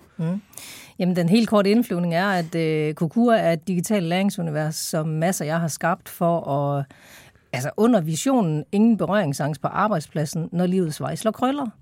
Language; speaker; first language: Danish; native; Danish